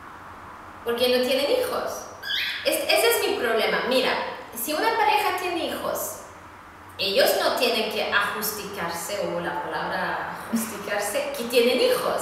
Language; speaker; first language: Spanish; non-native, fluent; Swedish